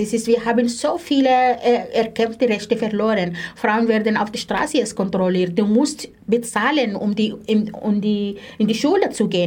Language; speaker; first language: German; non-native, fluent; Arabic